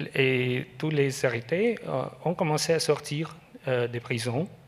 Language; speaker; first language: French; non-native, learner; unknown